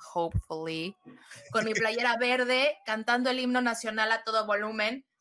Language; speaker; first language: Spanish; native; Spanish